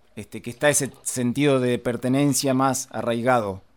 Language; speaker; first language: Spanish; native; Spanish